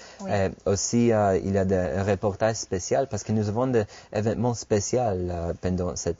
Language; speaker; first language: French; non-native, fluent; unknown